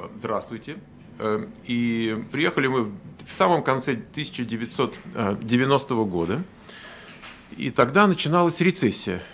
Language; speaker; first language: Russian; native; Russian